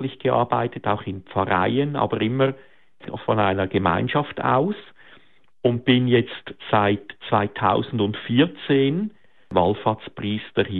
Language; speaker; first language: German; native; German